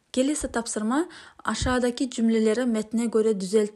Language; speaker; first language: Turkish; non-native, fluent; Kazakh